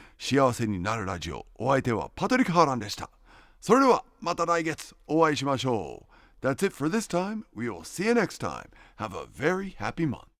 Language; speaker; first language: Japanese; non-native, fluent; English